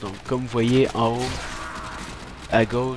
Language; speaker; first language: French; native; French